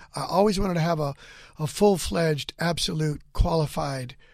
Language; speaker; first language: English; native; English